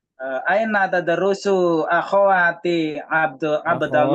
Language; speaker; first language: Arabic; non-native, learner; Indonesian